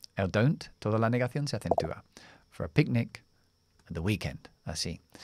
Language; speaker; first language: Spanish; non-native, fluent; English